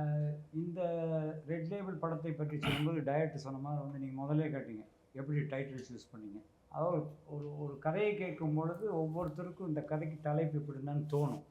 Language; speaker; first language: Tamil; native; Tamil